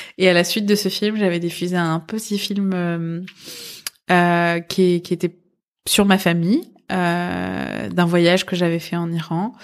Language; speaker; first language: French; early bilingual, other home language; Persian